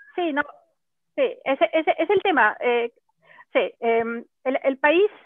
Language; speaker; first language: Spanish; non-native, fluent; French